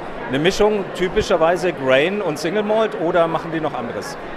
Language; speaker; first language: German; native; German